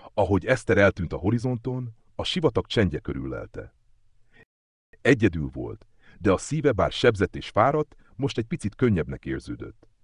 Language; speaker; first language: Hungarian; native; Hungarian